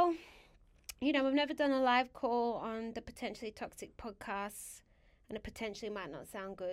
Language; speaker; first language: English; native; English